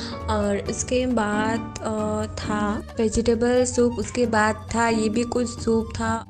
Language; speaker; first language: Hindi; non-native, local second language; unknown